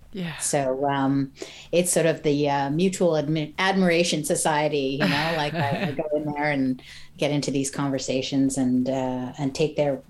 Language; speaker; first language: English; native; English